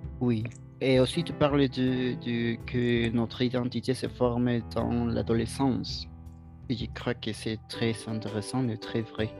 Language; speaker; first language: French; non-native, learner; Spanish